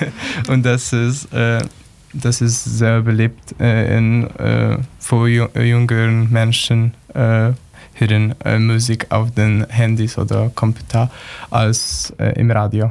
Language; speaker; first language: German; non-native, learner; Polish